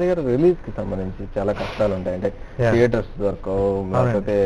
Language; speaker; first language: Telugu; native; Telugu